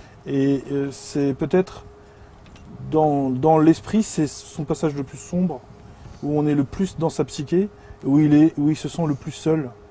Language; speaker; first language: French; native; French